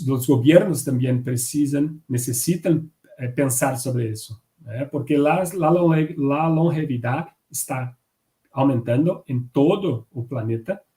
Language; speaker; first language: Spanish; non-native, fluent; Portuguese